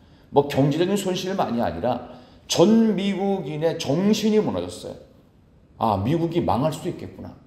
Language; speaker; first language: Korean; native; Korean